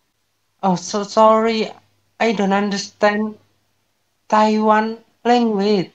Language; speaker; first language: English; non-native, learner; Indonesian